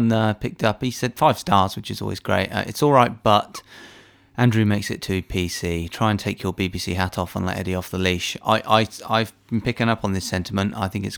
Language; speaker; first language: English; native; English